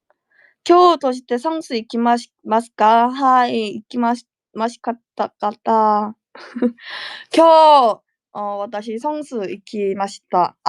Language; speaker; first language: Japanese; non-native, learner; Korean